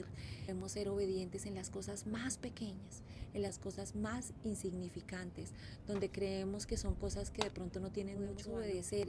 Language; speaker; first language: Spanish; native; Spanish